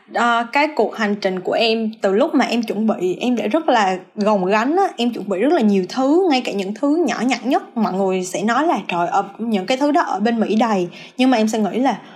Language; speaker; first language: Vietnamese; native; Vietnamese